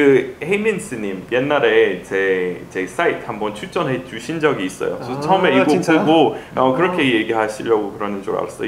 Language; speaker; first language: Korean; non-native, fluent; English